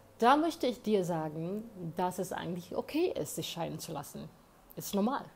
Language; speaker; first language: German; early bilingual, other home language; Somali